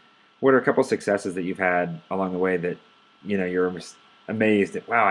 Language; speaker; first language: English; native; English